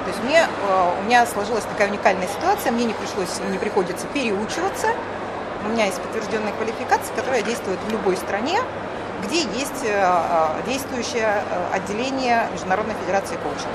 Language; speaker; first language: Russian; native; Russian